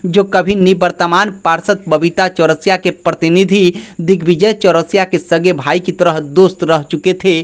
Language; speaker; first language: Hindi; native; Hindi